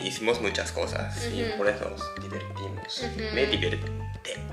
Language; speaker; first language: Spanish; non-native, learner; Japanese